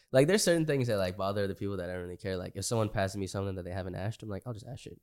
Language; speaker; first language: English; native; English